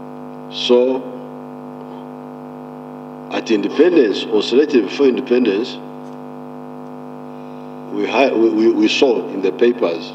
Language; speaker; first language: English; non-native, local second language; Nyankole